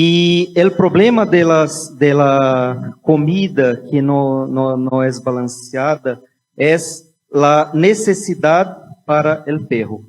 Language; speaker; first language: Spanish; non-native, fluent; Portuguese